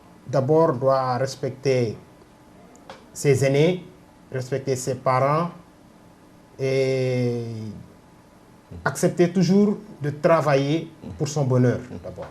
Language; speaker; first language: French; non-native, local second language; Wolof